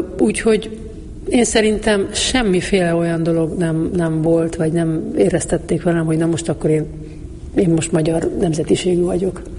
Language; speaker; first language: Hungarian; native; Hungarian